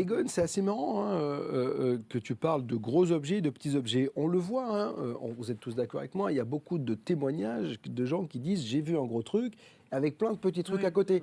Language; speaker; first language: French; native; French